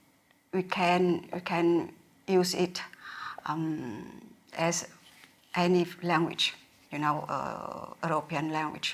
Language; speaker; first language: English; non-native, learner; Vietnamese